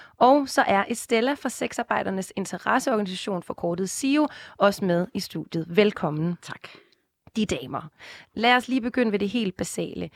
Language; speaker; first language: Danish; native; Danish